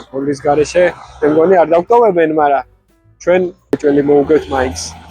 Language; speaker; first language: Georgian; native; Georgian